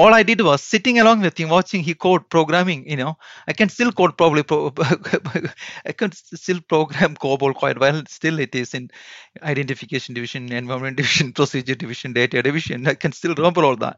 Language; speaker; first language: English; non-native, local second language; Malayalam